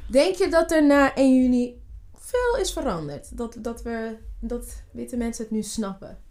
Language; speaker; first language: Dutch; early bilingual, other home language; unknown